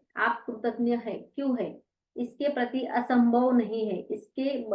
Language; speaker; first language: Hindi; non-native, local second language; Marathi